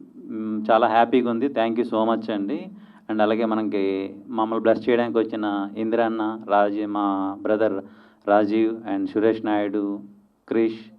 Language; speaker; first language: Telugu; native; Telugu